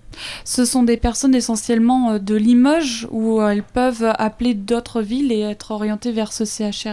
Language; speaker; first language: French; native; French